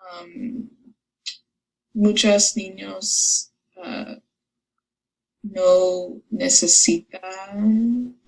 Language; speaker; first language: Spanish; non-native, learner; English